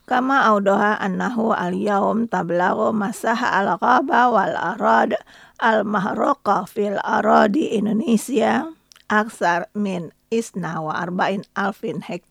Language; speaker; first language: Arabic; non-native, fluent; Indonesian